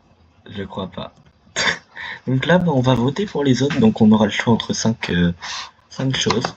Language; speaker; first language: French; native; French